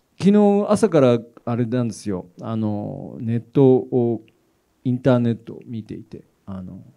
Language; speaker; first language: Japanese; native; Japanese